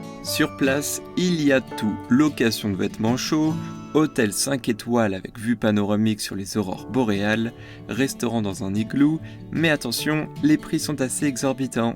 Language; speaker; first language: French; native; French